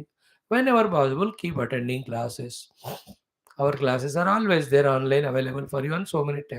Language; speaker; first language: English; non-native, local second language; Hindi